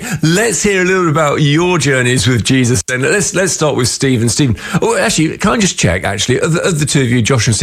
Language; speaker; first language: English; native; English